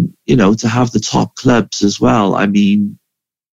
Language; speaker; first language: English; native; English